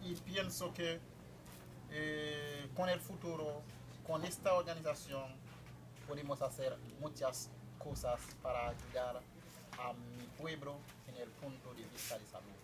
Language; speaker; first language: Spanish; non-native, fluent; Haitian Creole